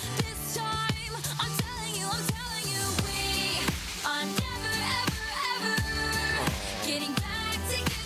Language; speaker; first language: English; native; English